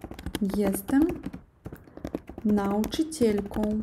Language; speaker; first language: Polish; non-native, learner; Russian